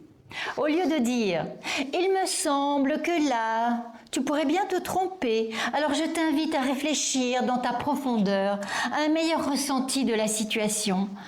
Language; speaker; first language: French; native; French